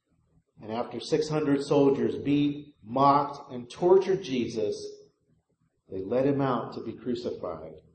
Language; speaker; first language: English; native; English